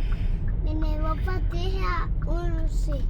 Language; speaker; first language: Danish; early bilingual, other home language; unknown